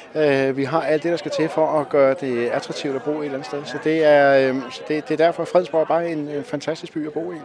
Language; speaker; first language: Danish; native; Danish